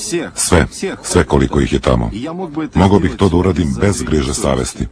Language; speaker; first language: Serbian; native; Serbian